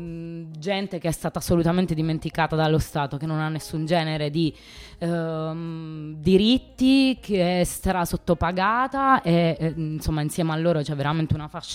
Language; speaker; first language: Italian; native; Italian